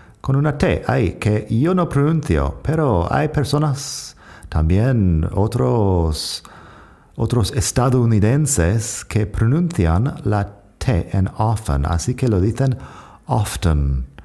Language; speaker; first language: Spanish; non-native, fluent; English